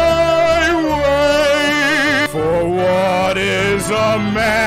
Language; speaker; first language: English; native; English